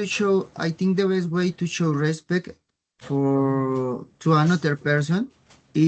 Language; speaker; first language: English; non-native, learner; Spanish